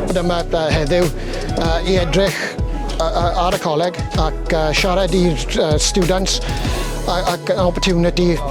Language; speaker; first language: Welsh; non-native, learner; English